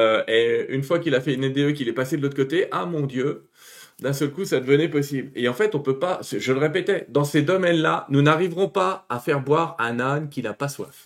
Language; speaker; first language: French; native; French